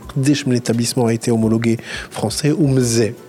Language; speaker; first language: French; non-native, local second language; Arabic